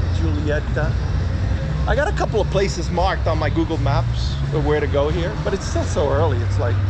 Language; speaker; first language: English; early bilingual, other home language; Portuguese